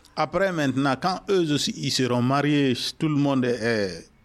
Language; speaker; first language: French; non-native, local second language; Mandingo